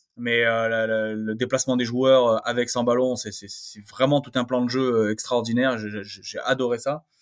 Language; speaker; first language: French; native; French